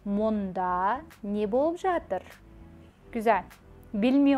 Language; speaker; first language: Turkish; non-native, fluent; Kazakh